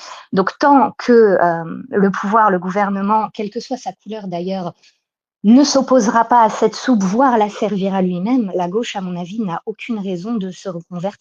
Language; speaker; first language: French; native; French